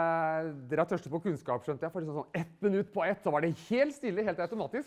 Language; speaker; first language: Norwegian; native; Norwegian